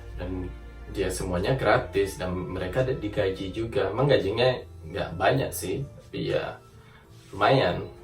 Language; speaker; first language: Indonesian; native; Indonesian